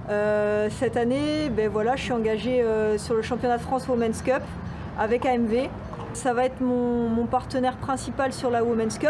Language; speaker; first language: French; native; French